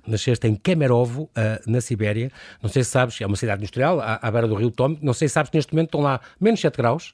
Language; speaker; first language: Portuguese; native; Portuguese